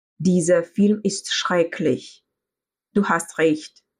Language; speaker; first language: German; non-native, fluent; Russian